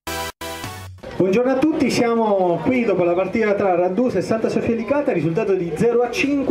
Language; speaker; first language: Italian; native; Italian